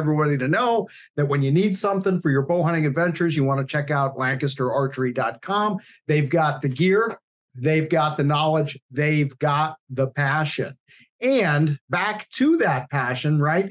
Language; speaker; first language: English; native; English